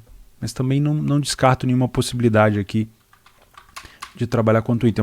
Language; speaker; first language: Portuguese; native; Portuguese